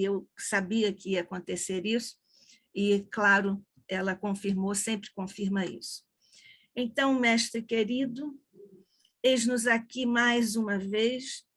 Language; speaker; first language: Portuguese; native; Portuguese